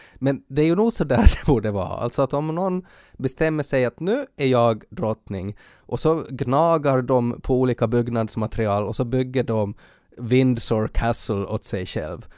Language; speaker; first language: Swedish; native; Swedish